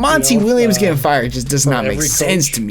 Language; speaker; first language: English; native; English